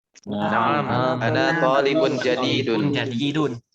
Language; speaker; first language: Arabic; non-native, learner; Indonesian